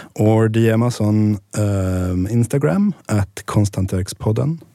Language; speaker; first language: English; non-native, fluent; Swedish